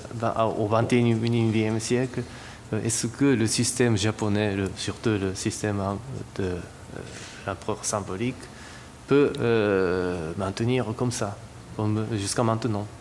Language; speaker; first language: French; non-native, fluent; Japanese